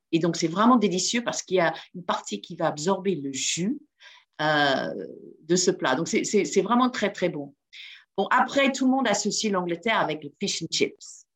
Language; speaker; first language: French; non-native, fluent; English